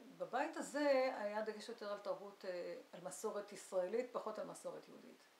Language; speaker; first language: Hebrew; early bilingual, other home language; Arabic